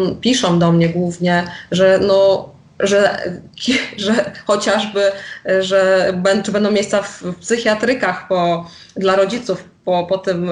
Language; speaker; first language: Polish; native; Polish